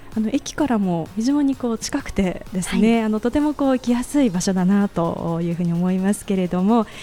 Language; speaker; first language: Japanese; native; Japanese